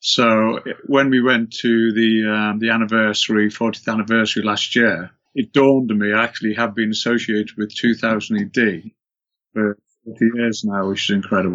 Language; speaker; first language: English; native; English